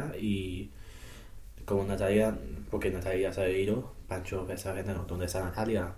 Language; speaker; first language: Spanish; non-native, learner; English